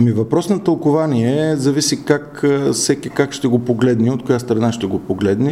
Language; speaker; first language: Bulgarian; native; Bulgarian